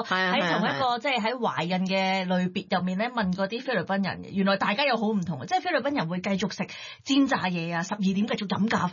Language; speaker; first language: Cantonese; native; Cantonese